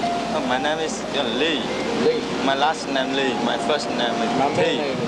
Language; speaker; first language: English; non-native, learner; Vietnamese